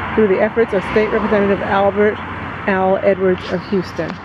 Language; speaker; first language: English; native; English